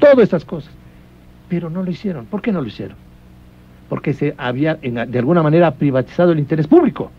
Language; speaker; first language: Spanish; native; Spanish